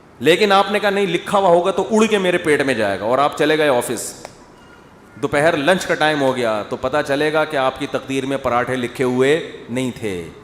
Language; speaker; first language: Urdu; native; Urdu